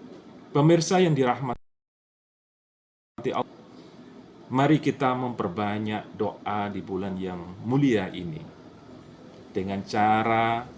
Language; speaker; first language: Indonesian; native; Indonesian